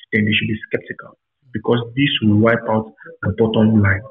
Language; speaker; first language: English; non-native, local second language; Yoruba